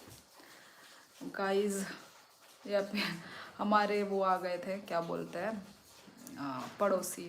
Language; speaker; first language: Hindi; non-native, local second language; Kok Borok